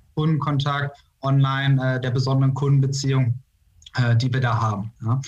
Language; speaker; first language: German; native; German